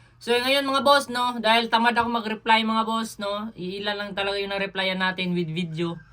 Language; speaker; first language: Filipino; non-native, local second language; Cebuano